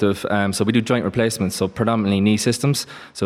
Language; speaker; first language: English; native; English